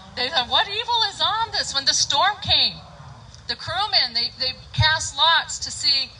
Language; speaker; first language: English; native; English